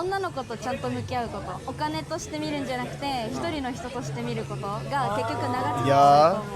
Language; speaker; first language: Japanese; native; Japanese